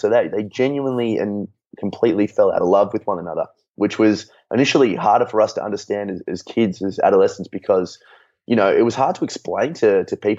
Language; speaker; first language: English; native; English